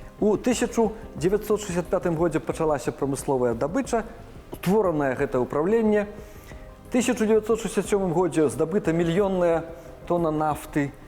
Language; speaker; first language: Belarusian; non-native, local second language; Russian